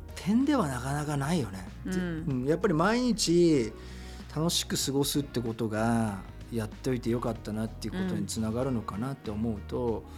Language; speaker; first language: Japanese; native; Japanese